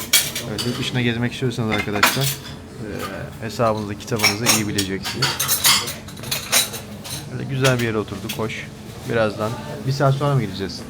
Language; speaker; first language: Turkish; native; Turkish